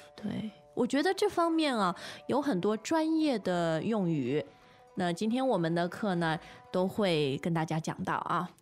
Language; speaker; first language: Chinese; native; Chinese